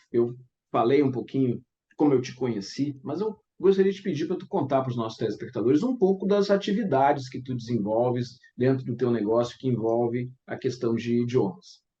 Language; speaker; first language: Portuguese; native; Portuguese